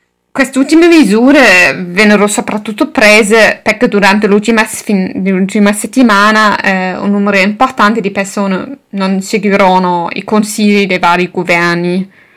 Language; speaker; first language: Italian; non-native, fluent; German